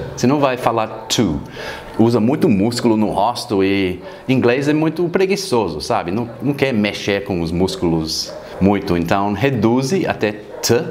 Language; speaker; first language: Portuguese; non-native, fluent; English